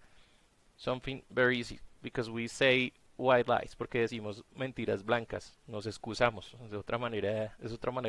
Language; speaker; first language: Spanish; native; Spanish